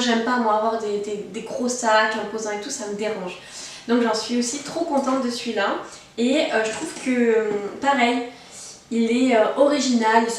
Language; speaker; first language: French; native; French